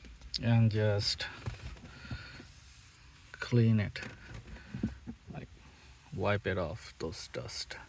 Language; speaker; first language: English; non-native, fluent; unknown